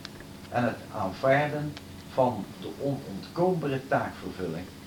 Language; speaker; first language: Dutch; native; Dutch